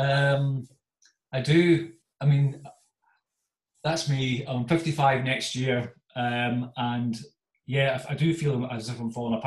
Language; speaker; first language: English; native; English